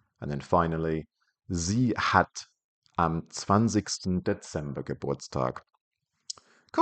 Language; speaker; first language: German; non-native, fluent; English